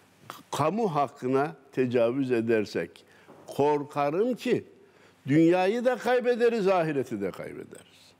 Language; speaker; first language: Turkish; native; Turkish